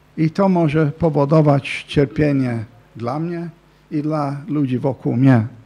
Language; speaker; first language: Polish; non-native, fluent; English